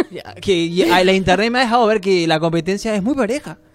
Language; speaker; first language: Spanish; native; Spanish